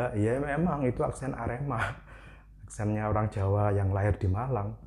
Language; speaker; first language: Indonesian; non-native, local second language; Javanese